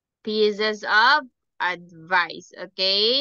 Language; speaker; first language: English; non-native, fluent; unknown